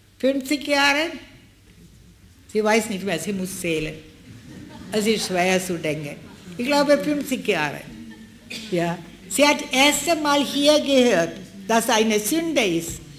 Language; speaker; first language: German; non-native, fluent; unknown